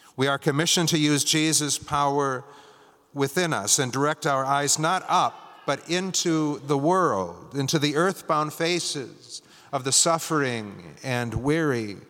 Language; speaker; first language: English; native; English